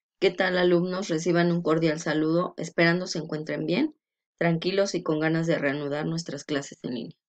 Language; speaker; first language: Spanish; native; Spanish